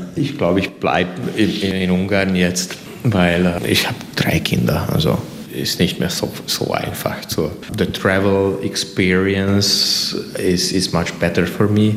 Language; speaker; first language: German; non-native, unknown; Hungarian